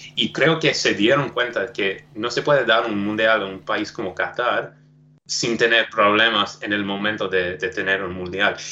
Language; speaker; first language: Spanish; non-native, fluent; English